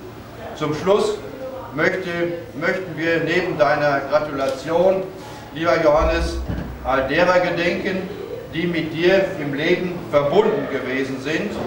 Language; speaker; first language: German; native; German